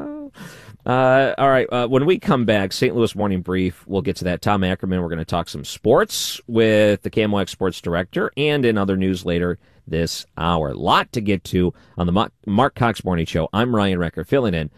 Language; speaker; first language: English; native; English